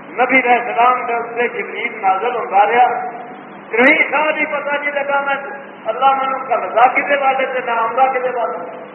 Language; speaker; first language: Urdu; non-native, local second language; Punjabi